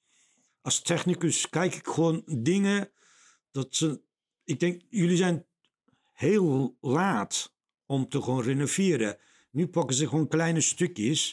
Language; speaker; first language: Dutch; non-native, learner; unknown